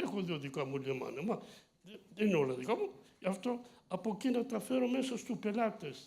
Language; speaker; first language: Greek; early bilingual, heritage; Greek